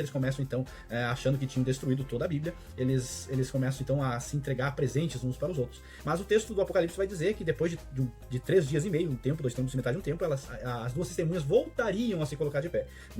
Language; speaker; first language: Portuguese; native; Portuguese